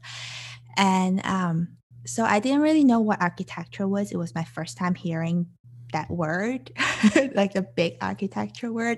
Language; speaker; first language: English; non-native, local second language; Cantonese